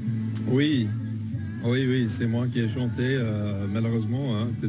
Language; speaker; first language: French; non-native, learner; English